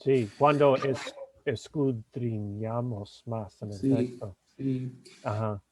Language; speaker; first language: Spanish; non-native, fluent; English